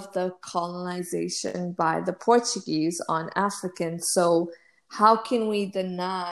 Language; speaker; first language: English; native; English